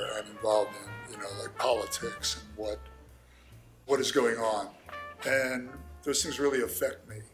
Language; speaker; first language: English; native; English